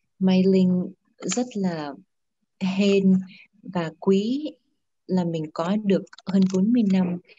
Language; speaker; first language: Vietnamese; early bilingual, heritage; Vietnamese